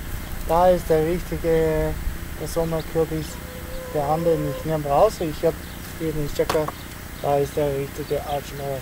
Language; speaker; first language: German; non-native, learner; Italian